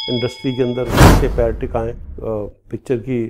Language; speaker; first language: Hindi; native; Hindi